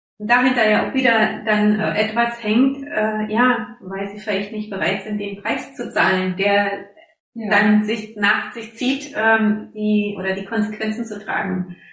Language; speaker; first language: German; native; German